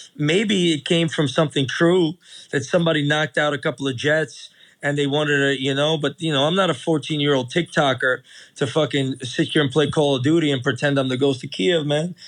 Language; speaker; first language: English; early bilingual, other home language; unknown